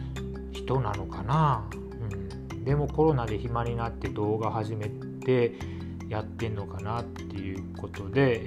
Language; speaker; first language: Japanese; native; Japanese